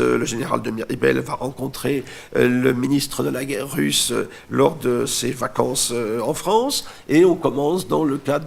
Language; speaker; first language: French; native; French